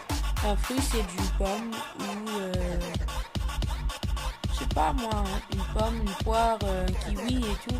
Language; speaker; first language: French; native; French